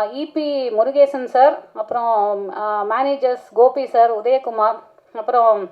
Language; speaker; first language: Tamil; native; Tamil